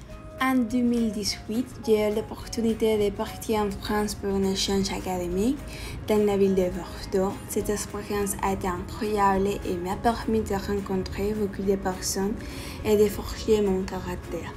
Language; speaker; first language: French; non-native, fluent; Spanish